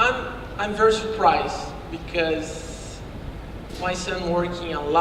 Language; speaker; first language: English; non-native, learner; Portuguese